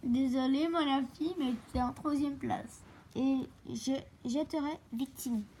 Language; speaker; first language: French; native; French